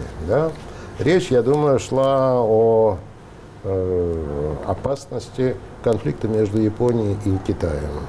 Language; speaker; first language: Russian; native; Russian